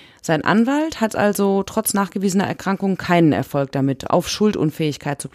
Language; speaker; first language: German; native; German